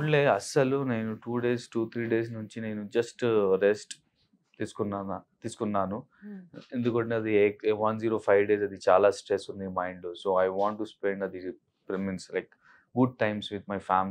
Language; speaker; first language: Telugu; non-native, local second language; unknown